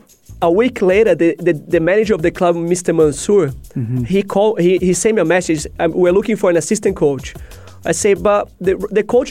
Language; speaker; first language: English; non-native, fluent; Portuguese